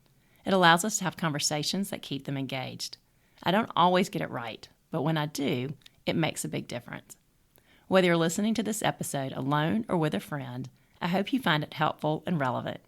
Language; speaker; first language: English; native; English